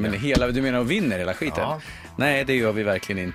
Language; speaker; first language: Swedish; native; Swedish